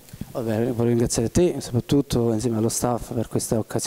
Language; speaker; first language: Italian; native; Italian